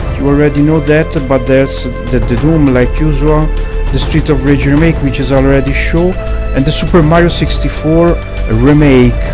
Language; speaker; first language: English; non-native, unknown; Italian